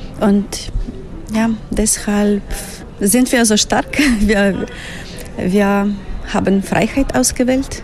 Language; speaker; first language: German; non-native, fluent; Ukrainian